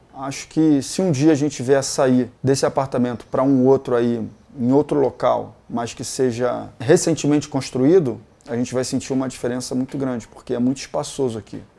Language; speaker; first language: Portuguese; native; Portuguese